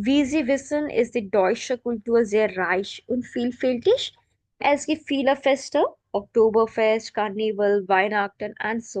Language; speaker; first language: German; non-native, learner; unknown